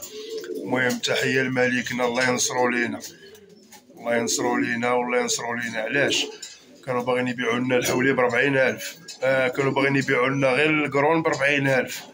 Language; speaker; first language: Arabic; native; Arabic